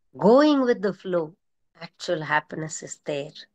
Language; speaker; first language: English; non-native, local second language; Kannada